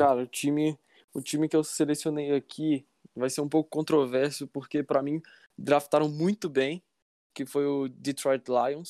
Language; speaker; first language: Portuguese; native; Portuguese